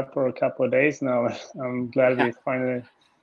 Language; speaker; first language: English; non-native, fluent; Swedish